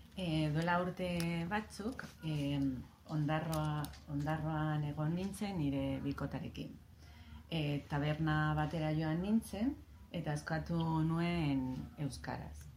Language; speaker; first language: Basque; non-native, local second language; Spanish